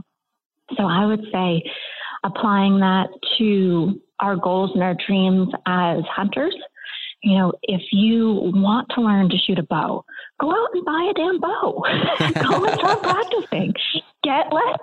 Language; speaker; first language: English; native; English